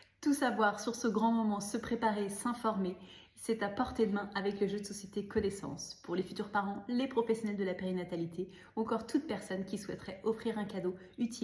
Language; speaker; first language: French; native; French